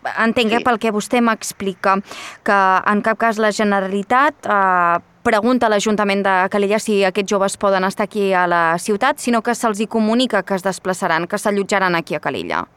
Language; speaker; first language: Catalan; native; Catalan